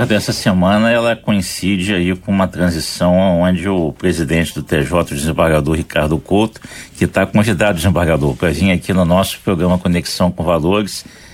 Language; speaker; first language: Portuguese; native; Portuguese